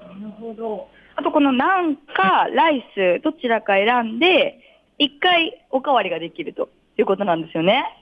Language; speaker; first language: Japanese; native; Japanese